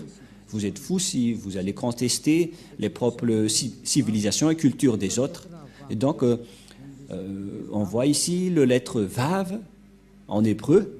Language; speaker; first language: French; non-native, local second language; Malagasy